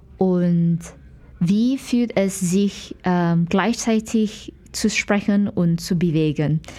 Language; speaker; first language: German; non-native, fluent; Chinese